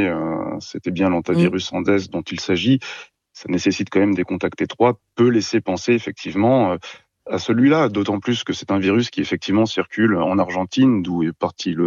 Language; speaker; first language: French; native; French